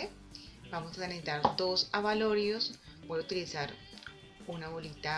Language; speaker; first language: Spanish; native; Spanish